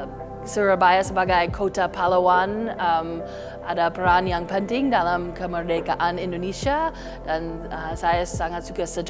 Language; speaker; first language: Indonesian; non-native, learner; English